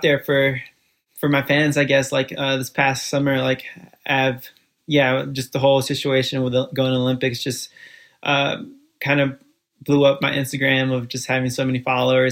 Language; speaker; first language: English; early bilingual, other home language; Spanish